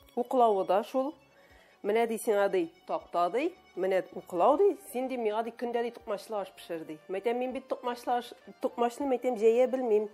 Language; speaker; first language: Tatar; native; Tatar